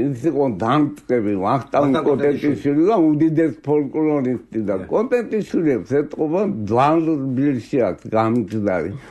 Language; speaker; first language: Georgian; native; Georgian